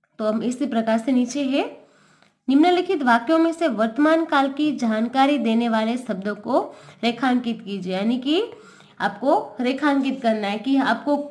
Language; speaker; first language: Hindi; non-native, local second language; Gujarati